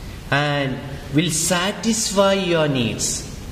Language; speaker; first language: English; non-native, local second language; Malayalam